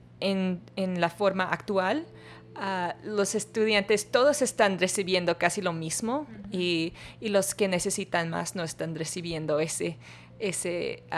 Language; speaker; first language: Spanish; non-native, learner; English